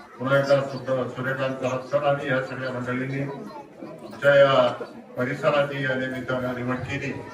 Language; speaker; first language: Marathi; native; Marathi